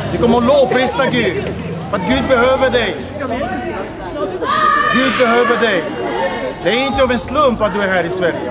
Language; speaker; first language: Swedish; non-native, fluent; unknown